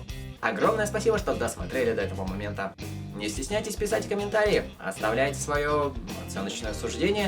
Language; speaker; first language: Russian; native; Russian